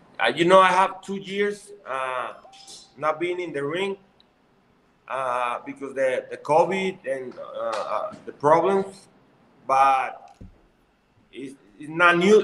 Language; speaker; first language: English; non-native, learner; Spanish